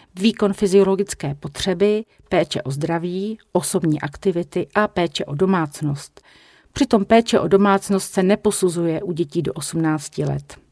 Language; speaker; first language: Czech; native; Czech